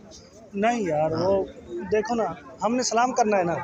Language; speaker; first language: Hindi; non-native, local second language; Punjabi